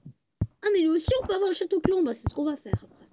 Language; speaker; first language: French; native; French